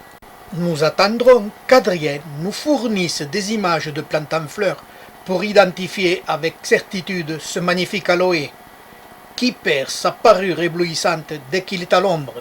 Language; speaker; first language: French; native; French